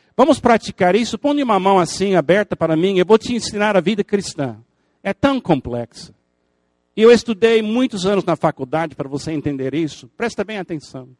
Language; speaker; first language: Portuguese; non-native, fluent; English